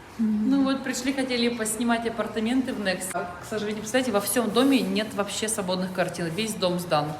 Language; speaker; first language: Russian; native; Russian